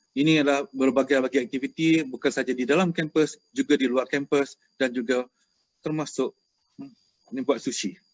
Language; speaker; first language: Malay; native; Malay